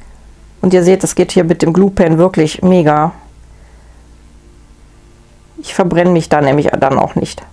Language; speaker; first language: German; native; German